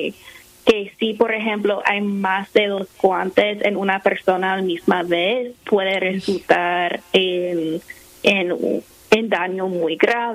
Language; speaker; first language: Spanish; non-native, fluent; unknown